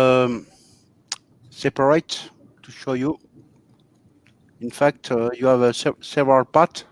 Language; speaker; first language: English; non-native, learner; French